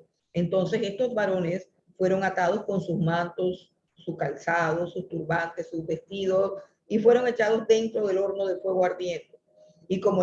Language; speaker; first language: Spanish; native; Spanish